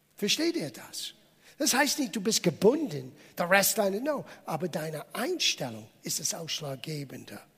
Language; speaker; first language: German; non-native, fluent; English